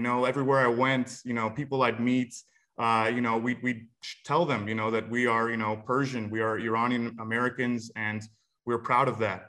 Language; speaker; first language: English; native; English